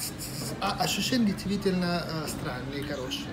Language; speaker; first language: Russian; non-native, fluent; Italian